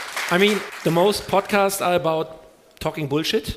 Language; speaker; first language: English; non-native, fluent; German